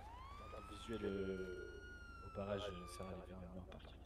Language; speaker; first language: French; native; French